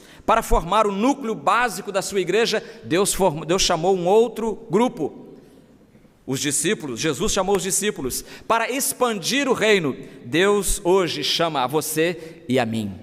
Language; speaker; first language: Portuguese; native; Portuguese